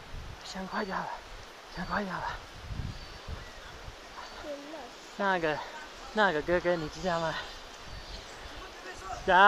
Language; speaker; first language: Chinese; non-native, learner; English